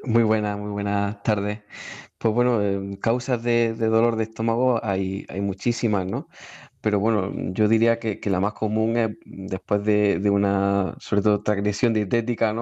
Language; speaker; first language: Spanish; native; Spanish